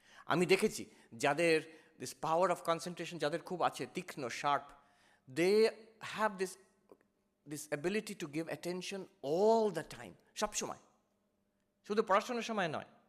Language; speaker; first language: English; non-native, local second language; Bangla